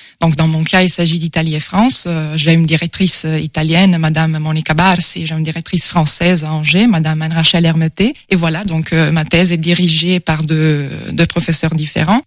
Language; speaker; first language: French; non-native, fluent; Italian